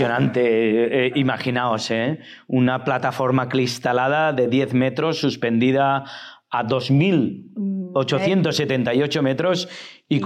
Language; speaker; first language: Spanish; native; Spanish